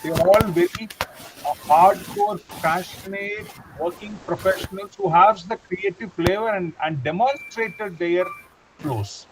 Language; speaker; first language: English; non-native, local second language; Tamil